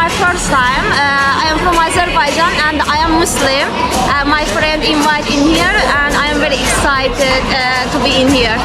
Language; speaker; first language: English; non-native, learner; Azerbaijani